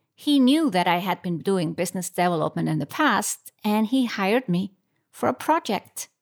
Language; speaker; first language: English; non-native, fluent; Icelandic